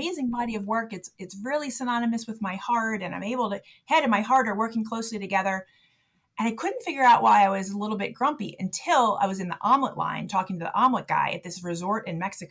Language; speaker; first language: English; native; English